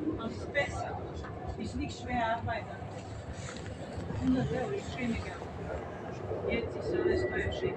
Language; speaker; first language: German; non-native, learner; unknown